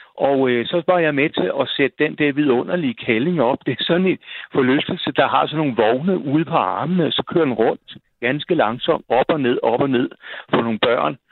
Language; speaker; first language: Danish; native; Danish